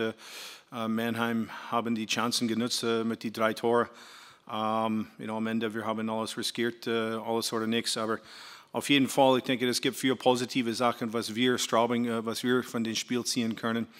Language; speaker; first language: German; non-native, fluent; English